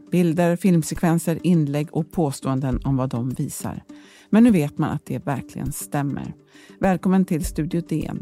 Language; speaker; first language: Swedish; native; Swedish